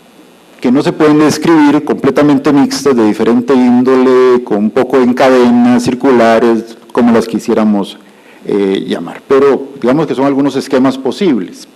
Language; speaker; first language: Spanish; native; Spanish